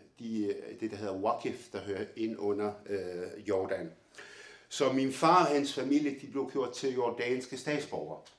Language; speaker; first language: Danish; early bilingual, other home language; Arabic